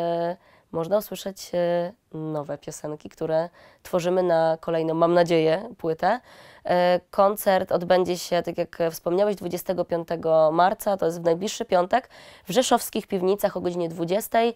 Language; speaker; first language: Polish; native; Polish